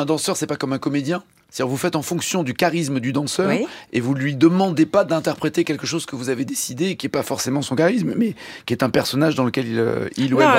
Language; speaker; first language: French; native; French